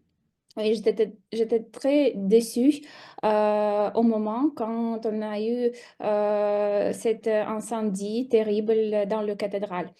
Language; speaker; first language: French; non-native, fluent; Russian